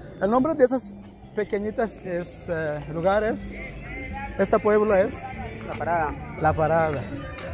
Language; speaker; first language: Spanish; non-native, learner; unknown